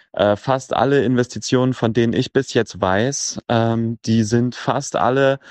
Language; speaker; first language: German; native; German